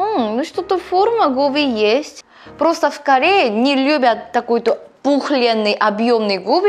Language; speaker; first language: Russian; non-native, learner; Korean